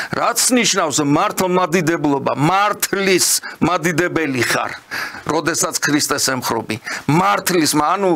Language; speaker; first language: Georgian; native; Georgian